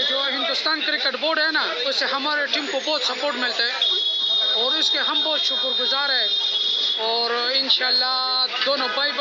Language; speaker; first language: Hindi; non-native, fluent; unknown